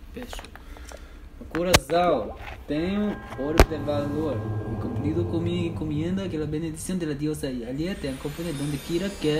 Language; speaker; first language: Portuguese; non-native, learner; English